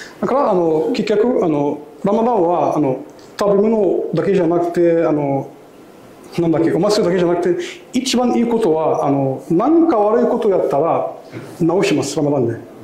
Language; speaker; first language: Japanese; non-native, learner; Arabic